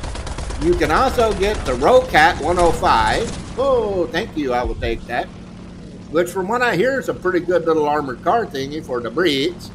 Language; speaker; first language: English; native; English